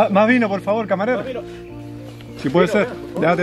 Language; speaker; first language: Spanish; native; Spanish